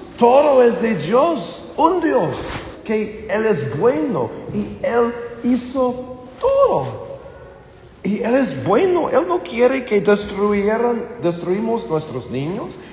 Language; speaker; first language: Spanish; non-native, learner; English